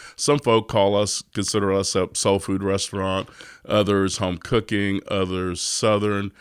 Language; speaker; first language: English; native; English